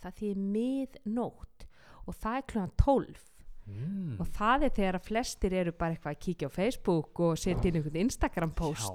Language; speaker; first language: Icelandic; native; Icelandic